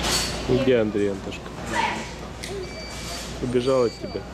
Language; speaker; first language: Russian; native; Russian